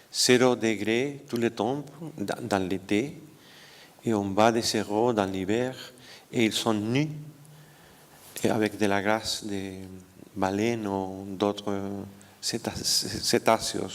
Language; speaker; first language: French; non-native, fluent; Spanish